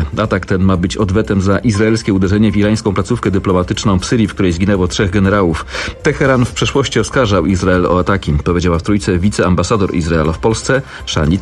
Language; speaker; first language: Polish; native; Polish